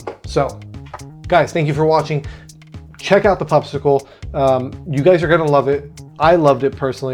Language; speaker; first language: English; native; English